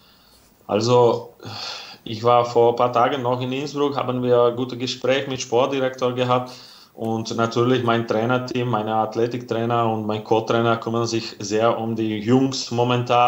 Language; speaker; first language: German; non-native, fluent; Slovak